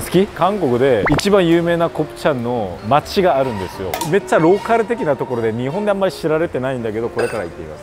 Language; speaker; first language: Japanese; non-native, fluent; Korean